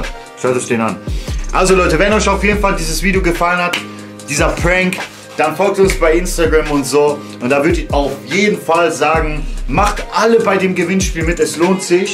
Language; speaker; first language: German; native; German